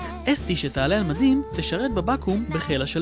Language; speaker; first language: Hebrew; native; Hebrew